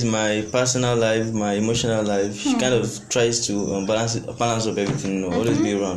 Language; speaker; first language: English; non-native, local second language; Yoruba